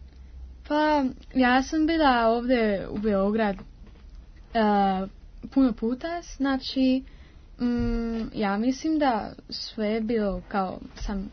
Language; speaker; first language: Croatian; early bilingual, heritage; Croatian